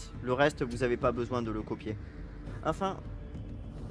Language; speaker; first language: French; native; French